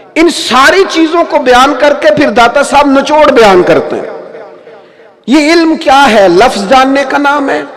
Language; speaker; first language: Urdu; non-native, local second language; Punjabi